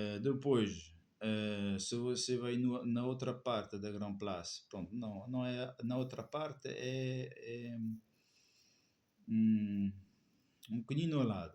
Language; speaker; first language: Portuguese; non-native, fluent; French